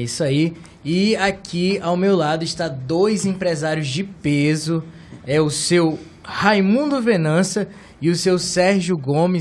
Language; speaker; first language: Portuguese; native; Portuguese